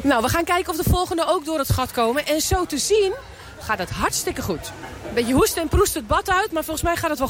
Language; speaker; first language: Dutch; native; Dutch